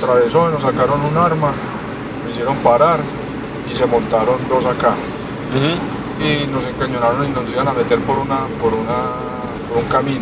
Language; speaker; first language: Spanish; native; Spanish